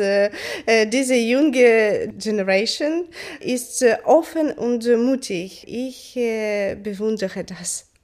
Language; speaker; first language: German; non-native, learner; Ukrainian